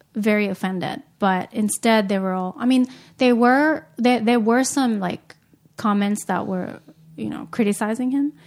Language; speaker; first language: English; non-native, fluent; Japanese